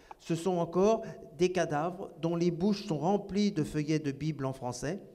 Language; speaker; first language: French; native; French